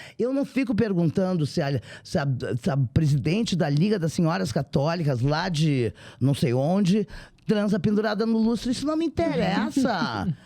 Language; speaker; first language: Portuguese; native; Portuguese